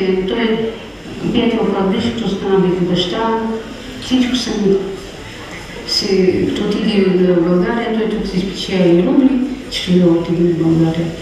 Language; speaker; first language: Bulgarian; early bilingual, heritage; Bulgarian